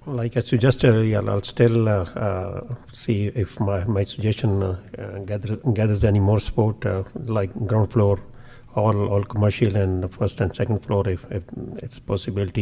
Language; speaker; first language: English; non-native, local second language; Punjabi